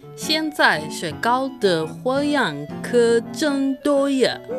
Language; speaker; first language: Chinese; non-native, learner; English